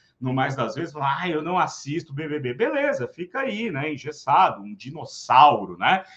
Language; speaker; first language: Portuguese; native; Portuguese